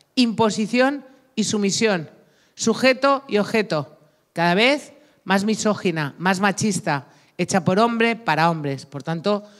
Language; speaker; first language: Spanish; native; Spanish